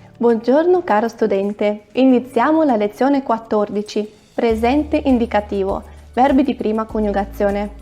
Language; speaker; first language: Italian; non-native, fluent; Ukrainian